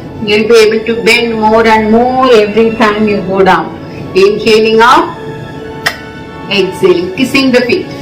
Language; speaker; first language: English; non-native, local second language; Tamil